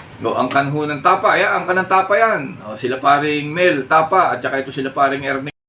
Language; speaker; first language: Filipino; native; Filipino